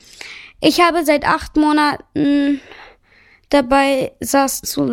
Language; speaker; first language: German; early bilingual, other home language; Turkish